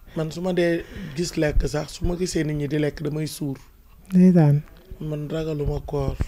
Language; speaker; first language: Wolof; native; Wolof